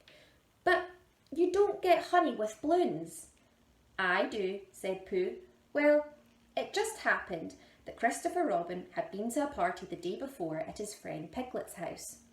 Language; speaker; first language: English; native; English